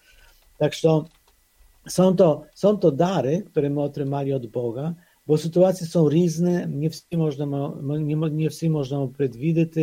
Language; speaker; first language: Polish; non-native, fluent; Ukrainian